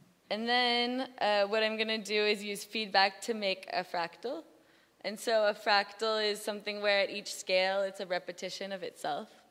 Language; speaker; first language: English; native; English